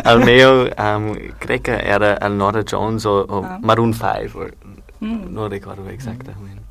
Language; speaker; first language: Catalan; non-native, learner; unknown